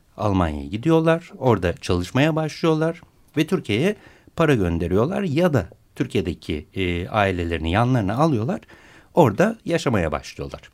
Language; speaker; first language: Turkish; native; Turkish